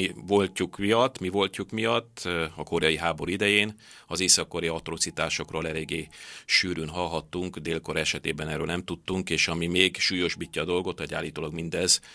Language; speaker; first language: Hungarian; native; Hungarian